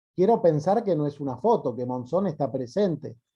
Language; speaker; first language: Spanish; native; Spanish